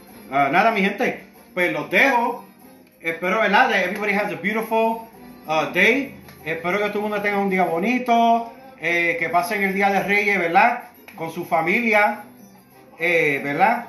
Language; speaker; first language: Spanish; early bilingual, heritage; Spanish